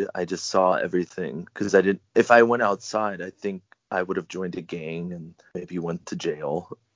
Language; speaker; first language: English; native; English